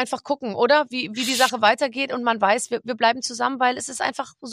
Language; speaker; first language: German; native; German